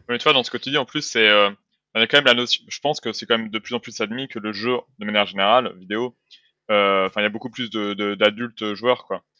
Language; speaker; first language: French; native; French